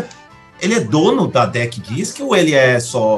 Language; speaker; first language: Portuguese; native; Portuguese